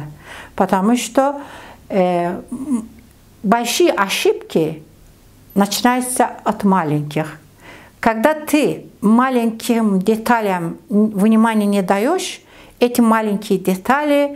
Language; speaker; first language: Russian; non-native, learner; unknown